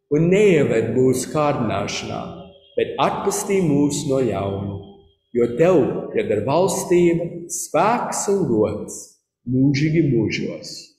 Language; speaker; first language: Latvian; early bilingual, heritage; Latvian